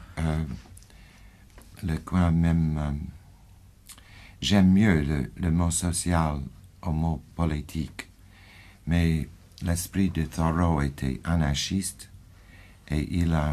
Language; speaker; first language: French; non-native, fluent; English